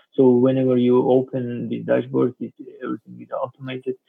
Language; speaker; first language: English; non-native, fluent; Georgian